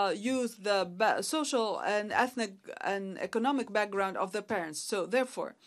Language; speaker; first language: English; non-native, fluent; Arabic